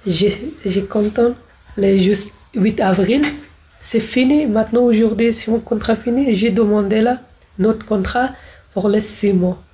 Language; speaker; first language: French; non-native, learner; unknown